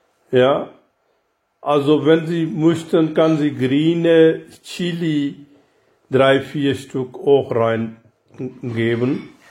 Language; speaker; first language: German; non-native, learner; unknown